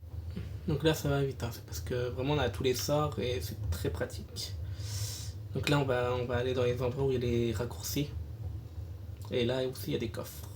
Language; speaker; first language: French; native; French